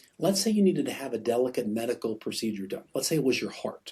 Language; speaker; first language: English; native; English